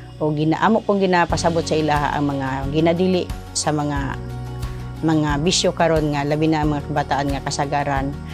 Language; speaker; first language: Cebuano; native; Cebuano